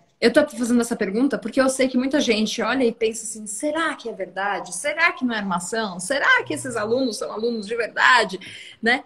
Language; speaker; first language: Portuguese; native; Portuguese